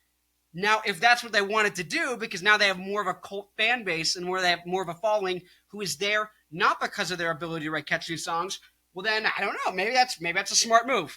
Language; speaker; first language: English; native; English